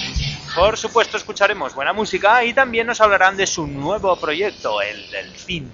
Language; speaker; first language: Spanish; native; Spanish